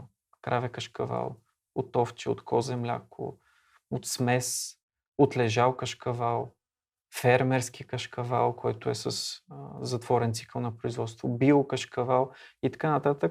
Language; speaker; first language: Bulgarian; native; Bulgarian